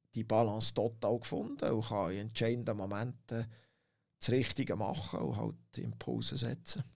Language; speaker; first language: German; native; German